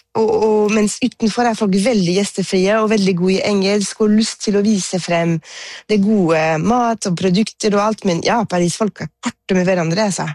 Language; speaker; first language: Norwegian; non-native, fluent; French